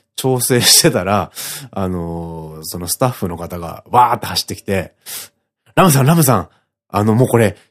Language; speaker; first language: Japanese; native; Japanese